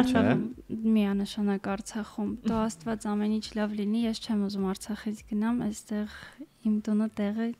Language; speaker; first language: Armenian; native; Armenian